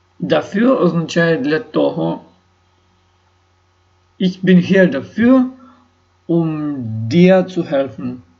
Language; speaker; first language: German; non-native, learner; Ukrainian